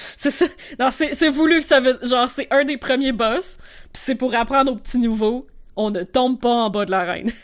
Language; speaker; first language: French; native; French